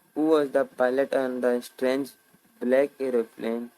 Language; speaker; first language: English; non-native, local second language; Hindi